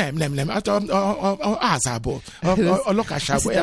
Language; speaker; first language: Hungarian; non-native, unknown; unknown